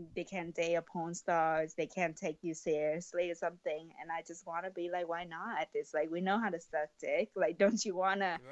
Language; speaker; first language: English; non-native, fluent; Vietnamese